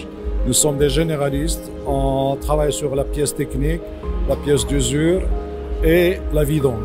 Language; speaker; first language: French; non-native, local second language; Arabic